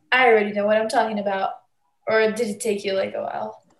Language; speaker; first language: English; early bilingual, other home language; Portuguese